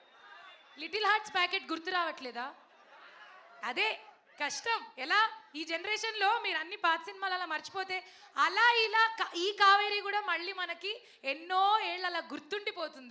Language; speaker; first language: Telugu; native; Telugu